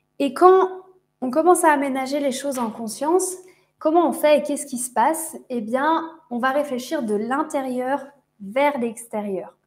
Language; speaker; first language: French; native; French